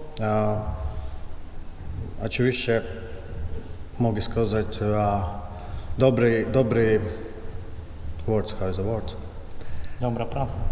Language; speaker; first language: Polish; non-native, learner; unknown